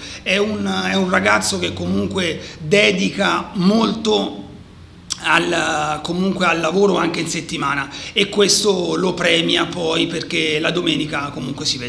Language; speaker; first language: Italian; native; Italian